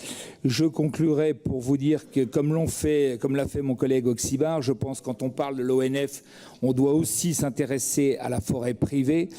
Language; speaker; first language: French; native; French